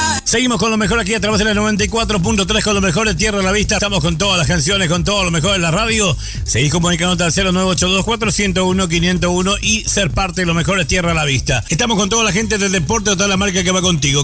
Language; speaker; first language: Spanish; native; Spanish